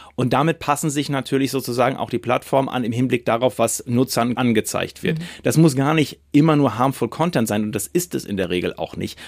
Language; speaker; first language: German; native; German